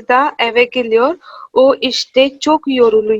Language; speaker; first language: Turkish; non-native, learner; Urdu